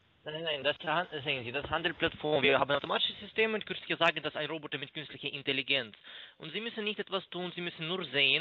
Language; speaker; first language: German; non-native, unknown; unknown